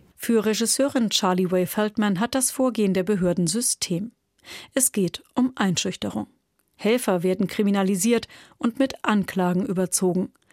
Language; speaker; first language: German; native; German